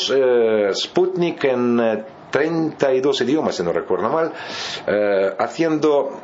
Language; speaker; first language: Spanish; non-native, fluent; Russian